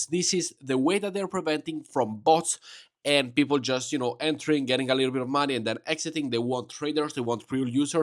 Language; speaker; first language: English; non-native, fluent; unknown